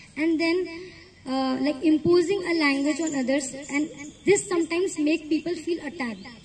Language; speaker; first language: Hindi; native; Hindi